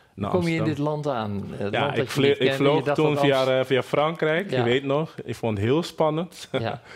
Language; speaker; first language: Dutch; non-native, fluent; Bini